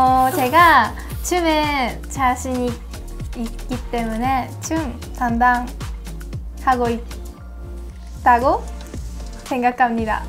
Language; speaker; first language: Korean; non-native, fluent; Japanese